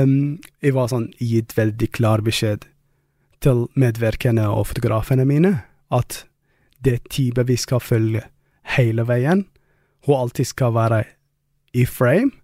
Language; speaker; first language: Norwegian; non-native, fluent; Arabic